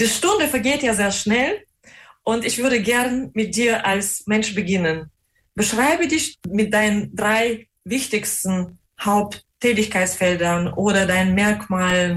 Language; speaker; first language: German; non-native, fluent; Russian